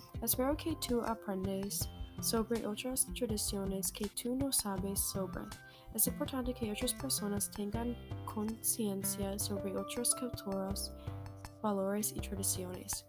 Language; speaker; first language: Spanish; non-native, learner; English